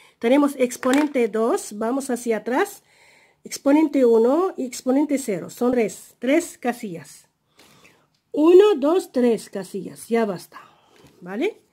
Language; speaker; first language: Spanish; non-native, fluent; Arabic